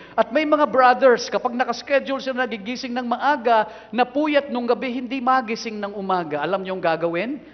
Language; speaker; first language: Filipino; non-native, local second language; Cebuano